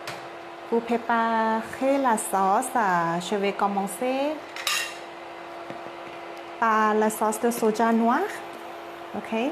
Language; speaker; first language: French; non-native, learner; Thai